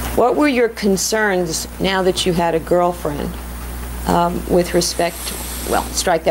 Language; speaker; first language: English; native; English